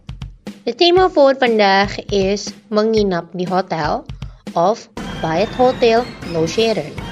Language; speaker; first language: Dutch; non-native, learner; Indonesian